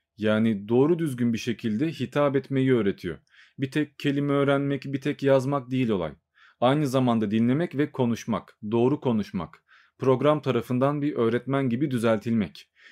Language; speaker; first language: Turkish; native; Turkish